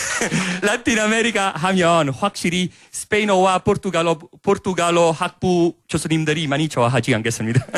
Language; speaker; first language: Korean; non-native, fluent; Italian